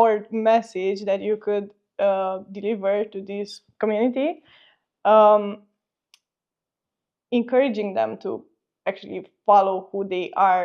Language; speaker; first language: English; non-native, fluent; Romanian